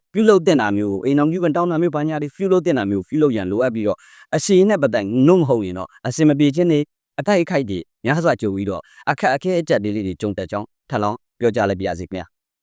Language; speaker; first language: Burmese; native; Burmese